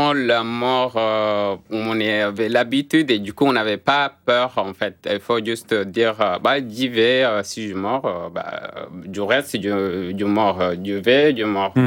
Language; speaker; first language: French; non-native, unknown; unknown